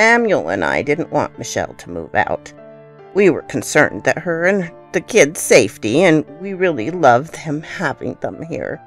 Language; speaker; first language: English; native; English